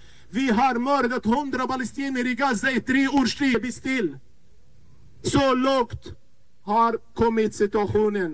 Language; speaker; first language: Swedish; non-native, fluent; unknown